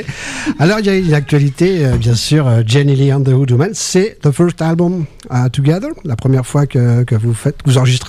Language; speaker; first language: French; native; French